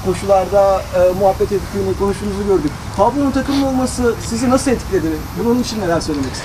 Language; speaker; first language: Turkish; native; Turkish